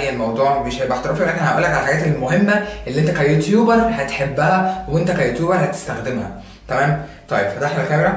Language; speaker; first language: Arabic; native; Arabic